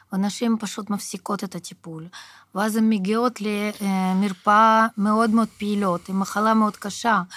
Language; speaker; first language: Hebrew; early bilingual, other home language; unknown